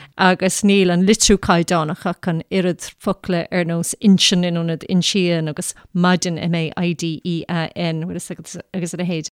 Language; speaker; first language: Irish; native; Irish